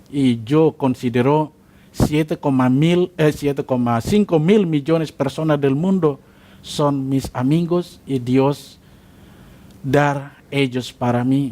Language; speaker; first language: Spanish; non-native, learner; Indonesian